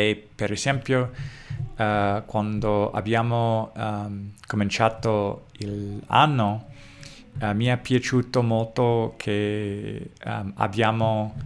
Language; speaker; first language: Italian; non-native, learner; English